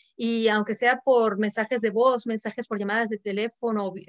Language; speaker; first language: Spanish; native; Spanish